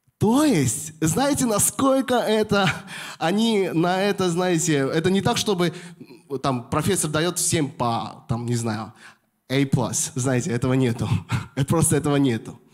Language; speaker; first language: Russian; non-native, fluent; Korean